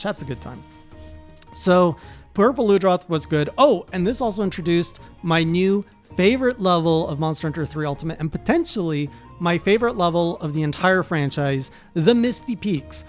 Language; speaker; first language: English; native; English